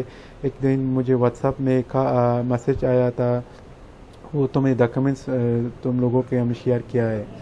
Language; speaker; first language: Hindi; non-native, learner; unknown